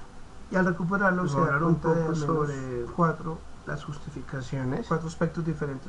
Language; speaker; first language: Spanish; native; Spanish